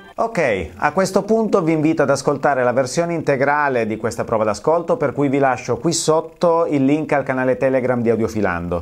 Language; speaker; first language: Italian; native; Italian